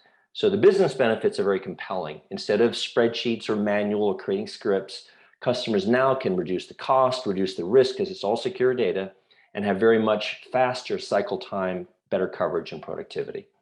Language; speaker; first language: English; native; English